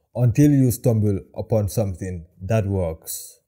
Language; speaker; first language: English; non-native, local second language; Wolof